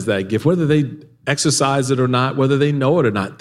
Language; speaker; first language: English; native; English